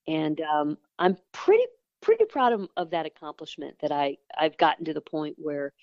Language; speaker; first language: English; native; English